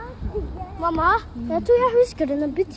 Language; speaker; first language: Norwegian; early bilingual, other home language; Filipino